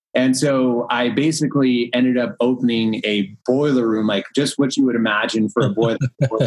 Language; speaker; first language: English; early bilingual, other home language; Hindi